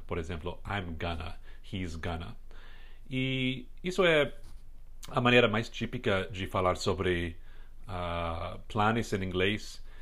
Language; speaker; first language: Portuguese; non-native, fluent; English